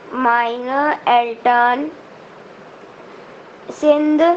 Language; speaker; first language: German; non-native, learner; Hindi